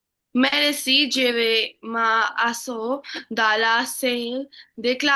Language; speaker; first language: French; non-native, learner; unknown